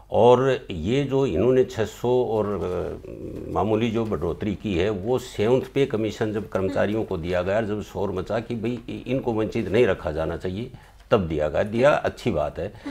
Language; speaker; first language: Hindi; native; Hindi